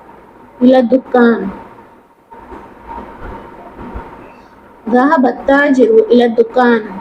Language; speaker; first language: Arabic; non-native, fluent; Urdu